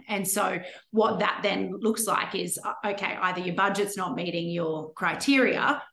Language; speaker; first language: English; native; English